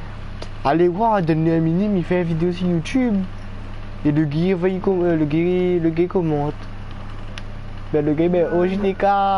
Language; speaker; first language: French; non-native, local second language; Réunion Creole French